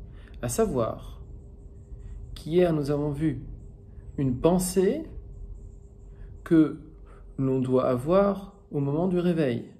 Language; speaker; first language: French; native; French